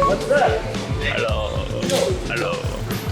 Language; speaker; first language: Japanese; native; Japanese